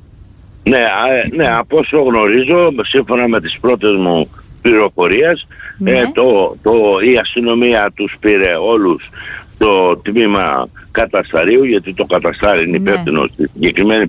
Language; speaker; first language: Greek; native; Greek